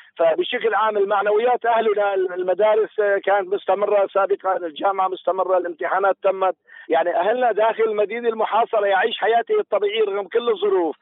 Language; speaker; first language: Arabic; native; Arabic